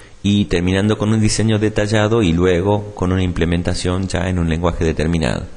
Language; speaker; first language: Spanish; native; Spanish